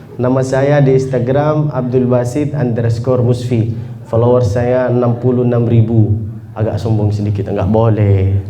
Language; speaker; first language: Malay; non-native, fluent; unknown